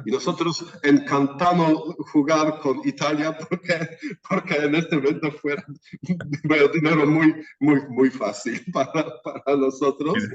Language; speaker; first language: Spanish; non-native, fluent; Polish